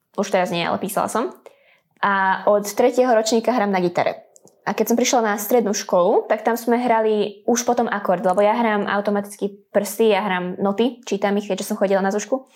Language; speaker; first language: Slovak; non-native, local second language; Hungarian